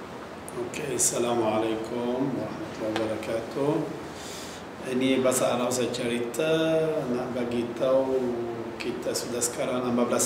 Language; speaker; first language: Indonesian; non-native, learner; Arabic